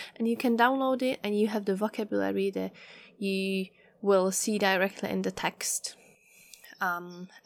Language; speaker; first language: English; non-native, fluent; Czech